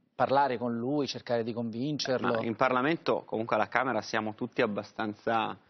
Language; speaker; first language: Italian; native; Italian